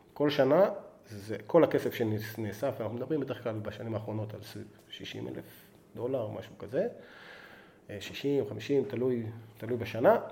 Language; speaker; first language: Hebrew; native; Hebrew